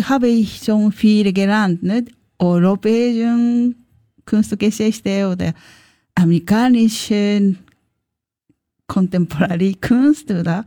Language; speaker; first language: German; non-native, learner; Japanese